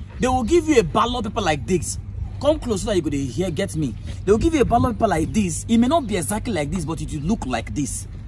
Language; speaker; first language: Nigerian Pidgin; non-native, local second language; Yoruba